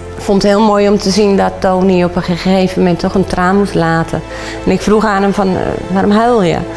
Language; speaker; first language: Dutch; native; Dutch